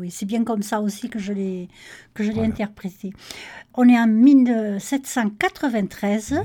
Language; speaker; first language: French; native; French